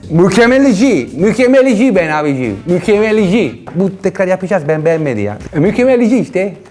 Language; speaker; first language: Turkish; non-native, learner; Italian